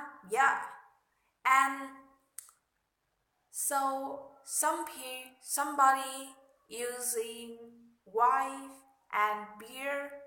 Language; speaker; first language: English; non-native, learner; Vietnamese